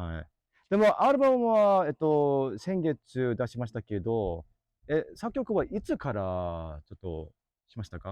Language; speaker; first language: Japanese; non-native, learner; English